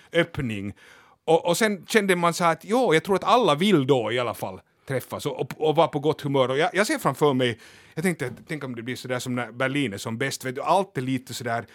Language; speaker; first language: Swedish; native; Swedish